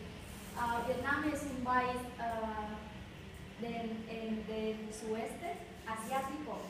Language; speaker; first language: Spanish; non-native, learner; Vietnamese